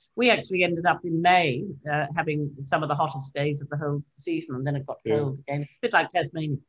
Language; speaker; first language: English; native; English